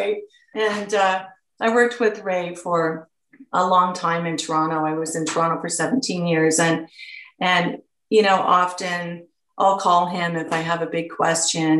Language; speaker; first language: English; native; English